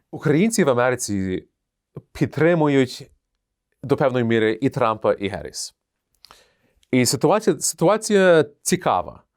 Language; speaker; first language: Ukrainian; early bilingual, heritage; Ukrainian